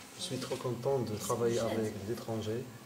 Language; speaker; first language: French; non-native, local second language; Arabic